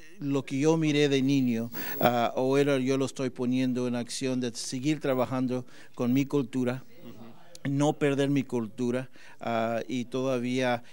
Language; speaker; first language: Spanish; early bilingual, heritage; Spanish